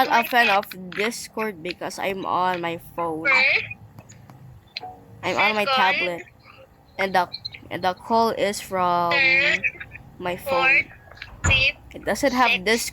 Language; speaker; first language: English; non-native, local second language; Filipino